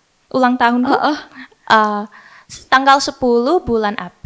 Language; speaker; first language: Indonesian; early bilingual, heritage; English